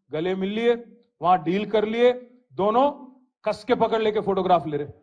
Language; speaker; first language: Hindi; non-native, local second language; Telugu